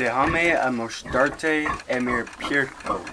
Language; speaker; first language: Spanish; non-native, learner; English